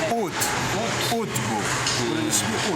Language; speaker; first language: Turkish; native; Turkish